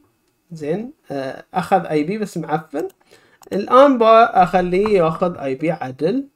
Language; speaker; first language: Arabic; native; Arabic